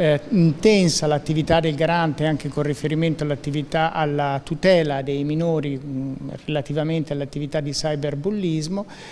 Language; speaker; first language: Italian; native; Italian